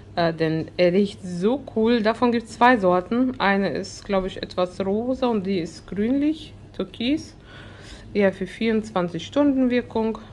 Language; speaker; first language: German; early bilingual, other home language; Russian